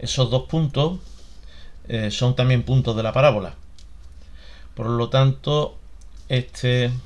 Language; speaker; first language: Spanish; native; Spanish